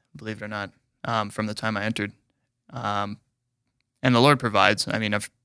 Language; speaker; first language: English; native; English